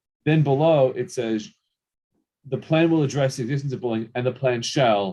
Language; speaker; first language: English; native; English